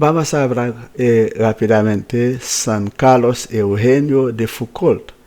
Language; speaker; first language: Spanish; non-native, fluent; Haitian Creole